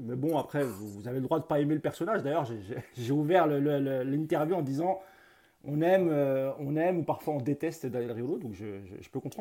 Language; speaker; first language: French; native; French